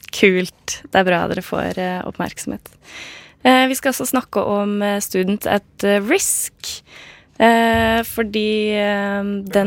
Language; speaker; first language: Norwegian; native; Norwegian